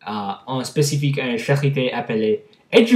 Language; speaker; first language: French; non-native, learner; English